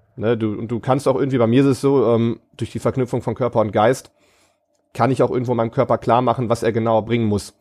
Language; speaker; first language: German; native; German